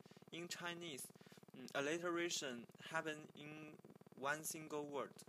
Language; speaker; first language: English; non-native, learner; Chinese